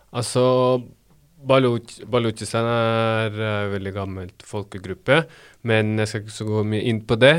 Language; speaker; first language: Norwegian; early bilingual, other home language; Baluchi